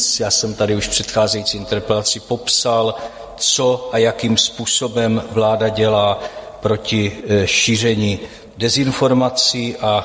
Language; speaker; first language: Czech; native; Czech